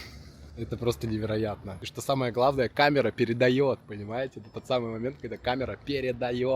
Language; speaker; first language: Russian; native; Russian